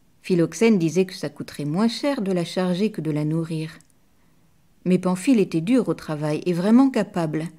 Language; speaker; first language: French; native; French